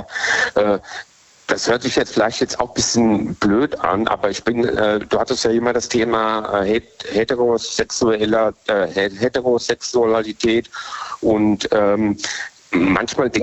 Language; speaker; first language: German; native; German